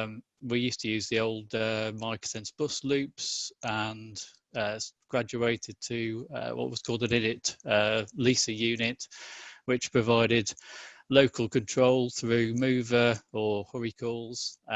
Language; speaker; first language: English; native; English